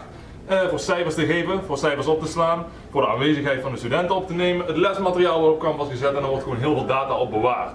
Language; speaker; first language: Dutch; native; Dutch